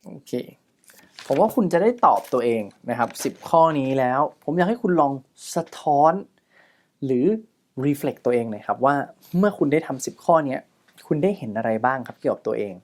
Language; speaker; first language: Thai; native; Thai